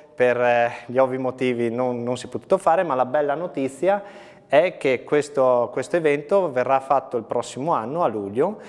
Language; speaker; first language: Italian; native; Italian